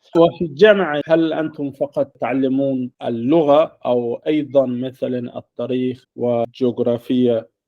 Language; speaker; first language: Arabic; non-native, fluent; English